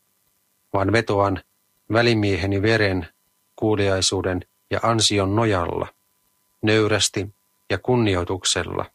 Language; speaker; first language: Finnish; native; Finnish